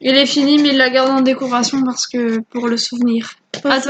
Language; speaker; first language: French; native; French